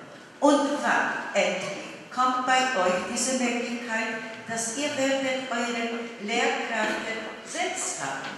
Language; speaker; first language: German; non-native, fluent; Polish